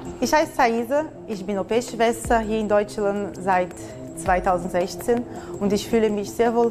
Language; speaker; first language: German; non-native, fluent; Portuguese